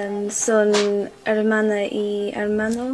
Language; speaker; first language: Spanish; non-native, learner; English